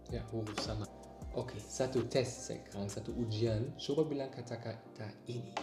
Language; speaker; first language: Indonesian; non-native, learner; German